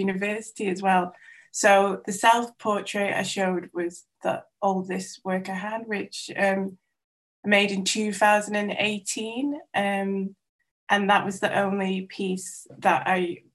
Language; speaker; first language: English; non-native, local second language; Welsh